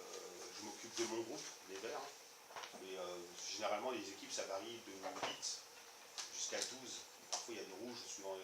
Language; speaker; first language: French; native; French